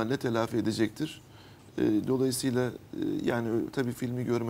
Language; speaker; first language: Turkish; native; Turkish